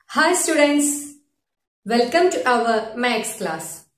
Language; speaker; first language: English; non-native, local second language; Malayalam